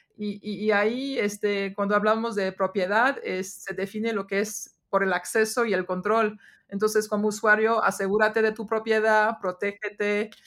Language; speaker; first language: Spanish; non-native, fluent; French